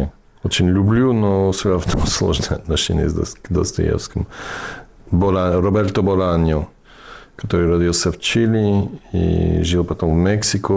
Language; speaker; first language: Russian; non-native, fluent; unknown